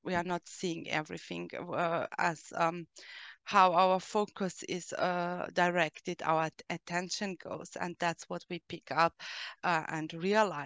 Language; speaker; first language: English; non-native, fluent; German